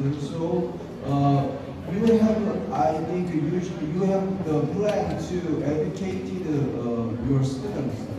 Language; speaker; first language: English; non-native, learner; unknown